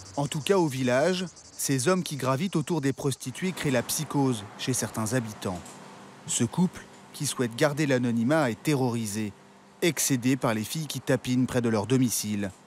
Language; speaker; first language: French; native; French